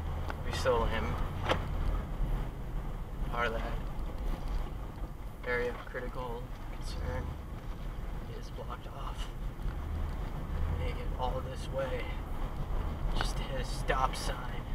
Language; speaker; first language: English; native; English